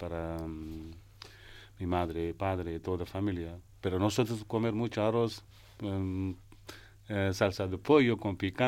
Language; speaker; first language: Spanish; non-native, learner; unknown